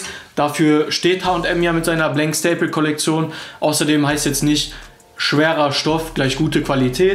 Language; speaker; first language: German; native; German